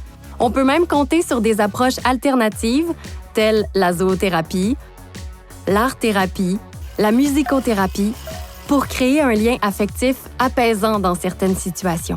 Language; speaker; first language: French; native; French